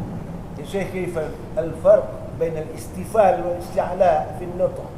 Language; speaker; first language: Arabic; non-native, fluent; Indonesian